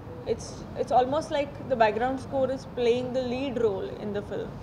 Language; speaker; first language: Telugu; non-native, fluent; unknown